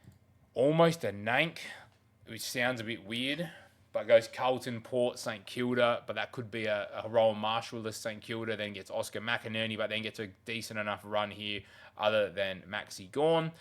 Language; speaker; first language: English; native; English